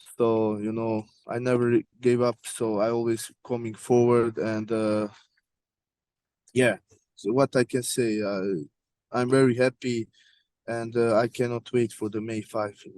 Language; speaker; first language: English; non-native, learner; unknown